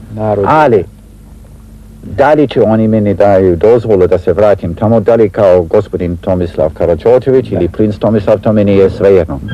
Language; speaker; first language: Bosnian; early bilingual, heritage; Serbian